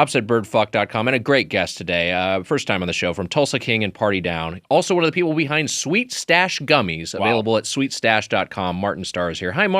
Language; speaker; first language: English; native; English